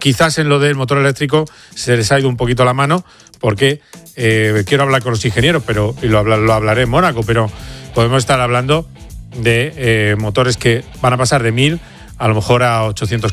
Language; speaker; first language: Spanish; native; Spanish